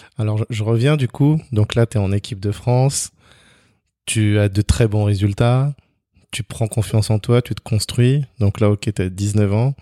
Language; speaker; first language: French; native; French